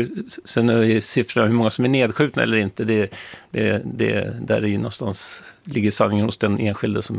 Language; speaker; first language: Swedish; native; Swedish